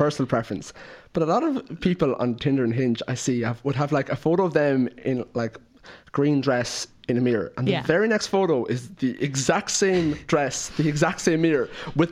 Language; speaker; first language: English; native; English